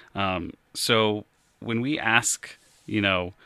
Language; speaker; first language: English; native; English